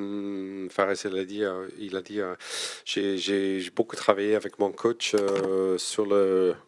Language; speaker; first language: French; non-native, fluent; English